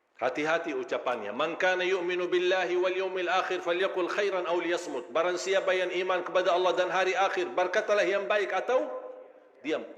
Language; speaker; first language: Malay; non-native, fluent; Arabic